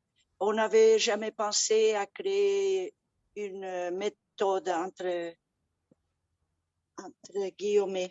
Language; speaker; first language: French; non-native, fluent; Catalan